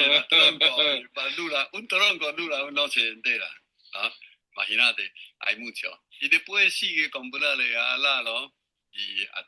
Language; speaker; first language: Spanish; non-native, learner; Chinese